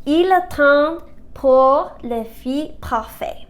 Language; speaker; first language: French; non-native, learner; English